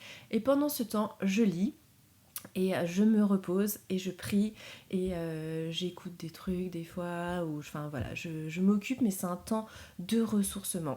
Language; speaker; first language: French; native; French